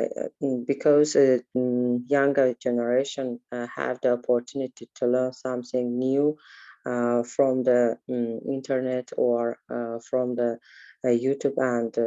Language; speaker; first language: English; non-native, learner; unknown